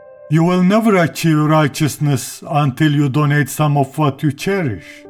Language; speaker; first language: English; non-native, fluent; Turkish